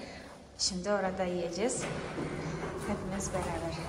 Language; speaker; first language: Turkish; non-native, fluent; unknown